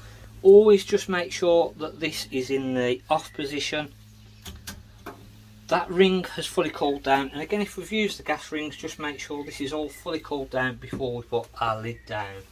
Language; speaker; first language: English; native; English